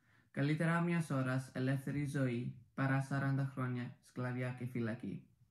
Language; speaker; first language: Greek; early bilingual, other home language; English